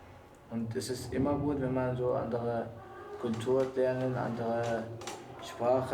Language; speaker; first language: German; non-native, learner; Arabic